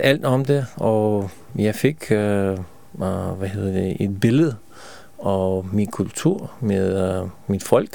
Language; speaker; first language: Danish; non-native, fluent; Russian